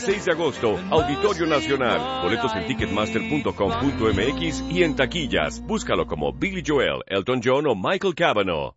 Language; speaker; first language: Spanish; native; Spanish